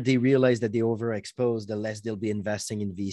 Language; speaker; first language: English; non-native, fluent; French